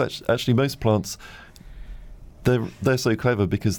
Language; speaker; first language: English; native; English